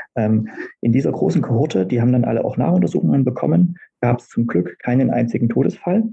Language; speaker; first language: German; native; German